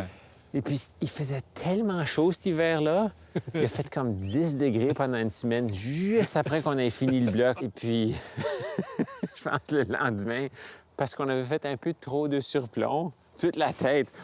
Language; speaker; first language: French; native; French